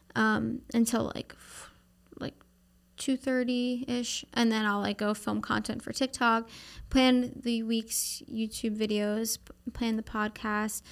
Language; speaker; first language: English; native; English